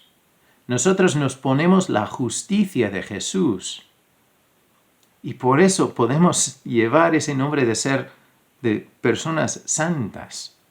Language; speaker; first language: Spanish; non-native, fluent; English